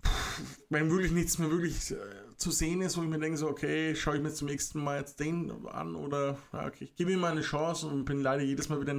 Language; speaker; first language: German; native; German